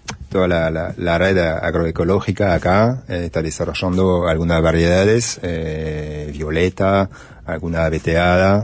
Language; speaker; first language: Spanish; non-native, fluent; French